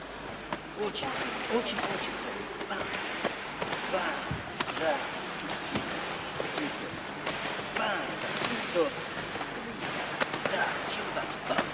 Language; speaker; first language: Russian; non-native, learner; English